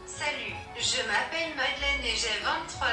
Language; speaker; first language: French; non-native, learner; Polish